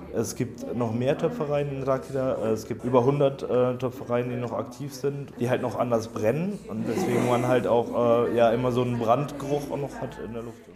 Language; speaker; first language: German; native; German